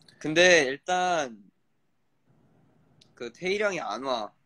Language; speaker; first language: Korean; early bilingual, heritage; Korean